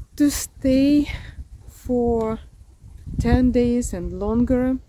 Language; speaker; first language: English; non-native, fluent; Russian